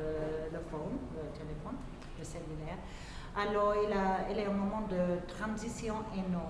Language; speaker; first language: French; non-native, fluent; English